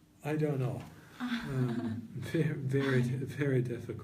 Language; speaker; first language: English; non-native, fluent; Norwegian